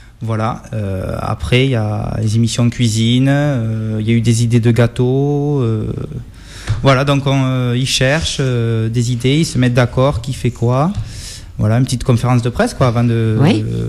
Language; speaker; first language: French; native; French